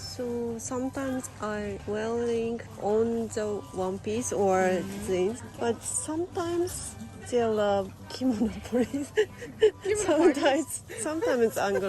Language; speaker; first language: English; non-native, learner; Japanese